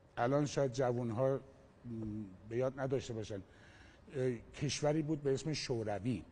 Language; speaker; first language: Persian; non-native, local second language; Armenian